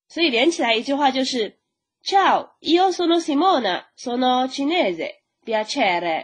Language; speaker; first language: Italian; non-native, fluent; Chinese